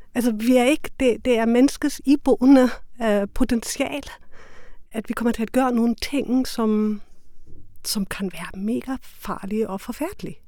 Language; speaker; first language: Danish; non-native, fluent; German